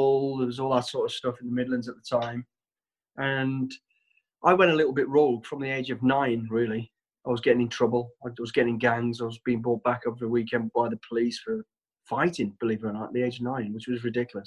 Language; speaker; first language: English; native; English